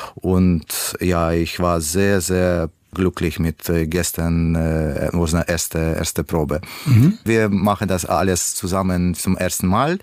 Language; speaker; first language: German; non-native, learner; Russian